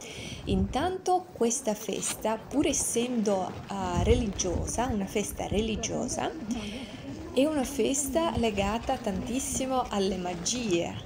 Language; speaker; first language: Italian; non-native, fluent; Russian